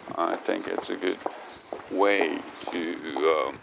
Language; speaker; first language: English; non-native, fluent; Japanese